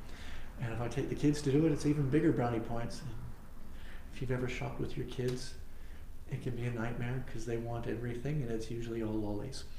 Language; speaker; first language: English; native; English